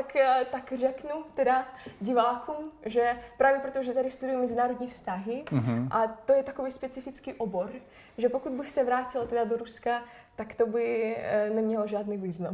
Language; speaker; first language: Czech; non-native, fluent; Russian